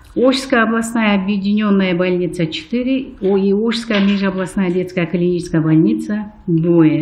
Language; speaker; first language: Russian; non-native, local second language; Kyrgyz